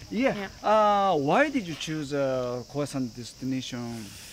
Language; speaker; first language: English; non-native, learner; Japanese